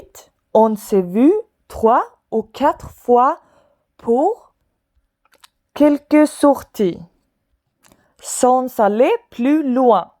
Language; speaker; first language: French; non-native, fluent; Swedish